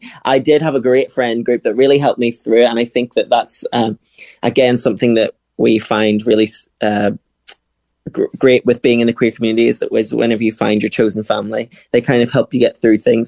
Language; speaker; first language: English; native; English